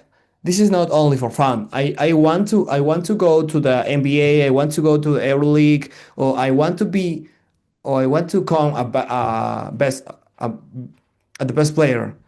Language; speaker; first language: English; non-native, learner; Spanish